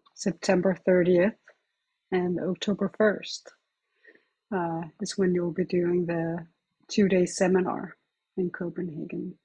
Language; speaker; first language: English; non-native, fluent; Danish